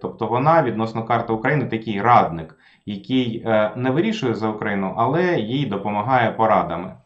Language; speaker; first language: Ukrainian; non-native, local second language; Russian